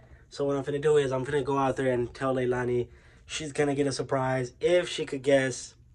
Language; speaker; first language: English; early bilingual, other home language; Spanish